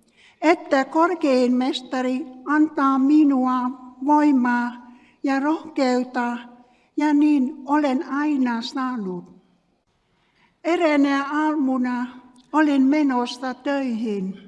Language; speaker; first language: Finnish; non-native, learner; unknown